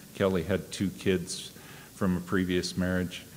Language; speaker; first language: English; native; English